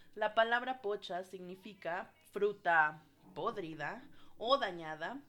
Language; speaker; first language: Spanish; early bilingual, heritage; Spanish